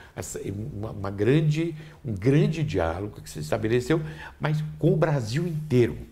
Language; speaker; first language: Portuguese; native; Portuguese